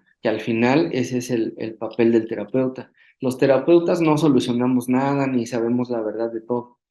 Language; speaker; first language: Spanish; native; Spanish